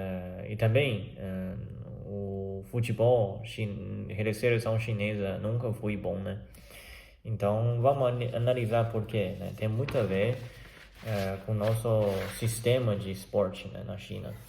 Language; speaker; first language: Portuguese; non-native, learner; Chinese